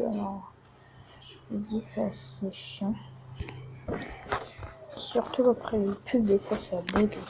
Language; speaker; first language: French; native; French